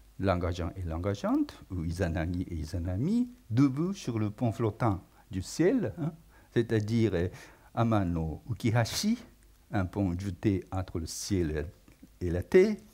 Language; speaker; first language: French; non-native, fluent; Japanese